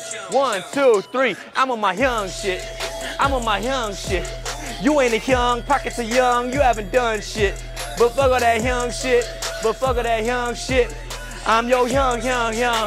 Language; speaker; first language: English; early bilingual, other home language; Korean